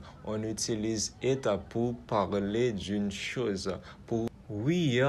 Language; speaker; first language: French; non-native, local second language; Haitian Creole